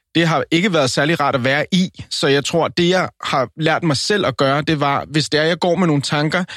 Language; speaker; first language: Danish; non-native, fluent; Spanish